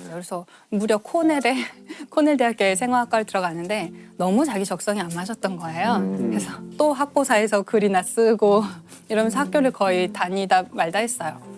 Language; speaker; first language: Korean; native; Korean